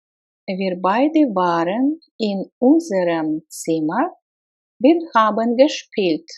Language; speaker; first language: German; non-native, fluent; Russian